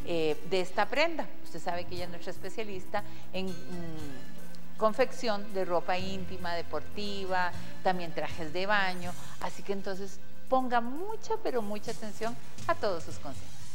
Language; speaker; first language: Spanish; native; Spanish